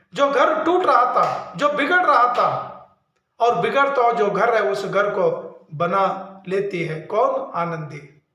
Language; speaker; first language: Hindi; non-native, local second language; Kannada